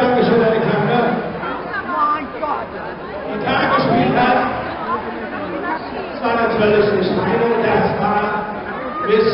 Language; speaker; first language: German; non-native, fluent; English